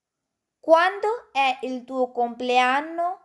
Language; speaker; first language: Italian; non-native, fluent; Urdu